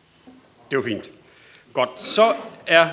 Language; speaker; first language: Danish; native; Danish